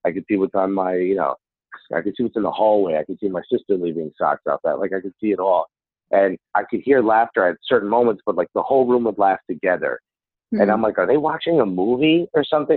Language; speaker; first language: English; early bilingual, other home language; Spanish